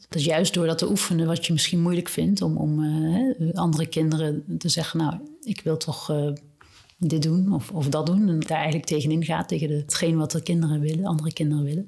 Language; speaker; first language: Dutch; native; Dutch